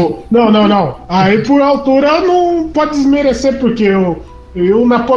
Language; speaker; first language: Portuguese; native; Portuguese